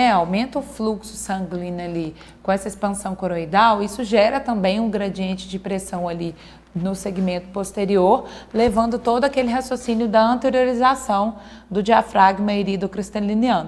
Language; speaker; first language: Portuguese; native; Portuguese